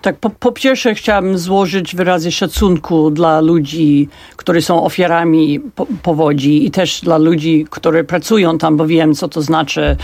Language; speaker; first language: Polish; non-native, fluent; English